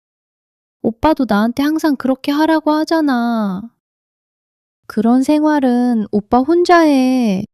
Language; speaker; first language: Korean; early bilingual, heritage; English